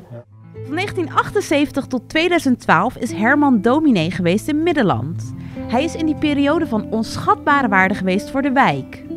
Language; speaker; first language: Dutch; native; Dutch